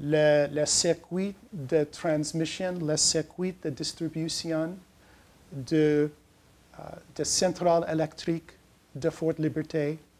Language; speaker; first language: French; non-native, learner; English